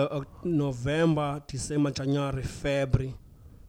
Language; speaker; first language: English; non-native, local second language; Xhosa